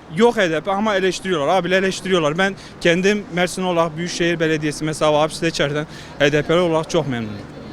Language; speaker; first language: Turkish; native; Turkish